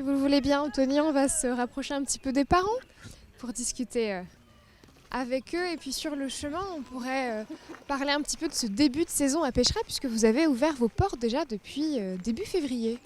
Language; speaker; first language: French; native; French